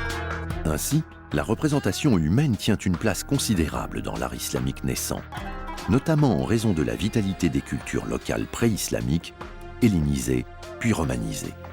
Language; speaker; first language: French; native; French